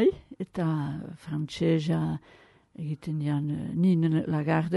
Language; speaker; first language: Basque; native; Basque